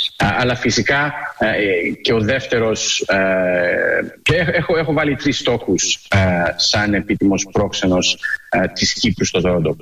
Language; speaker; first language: Greek; early bilingual, heritage; Greek